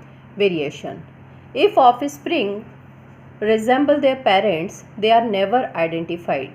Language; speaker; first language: English; non-native, local second language; Gujarati